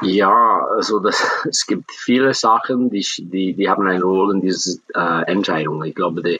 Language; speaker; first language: German; non-native, fluent; English